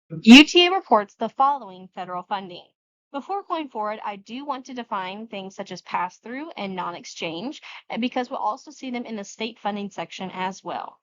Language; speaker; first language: English; native; English